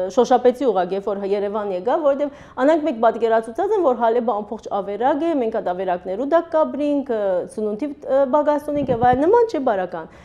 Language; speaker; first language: Armenian; early bilingual, heritage; Armenian